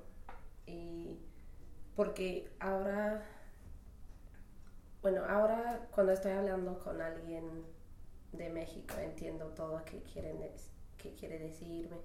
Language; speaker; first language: Spanish; non-native, fluent; English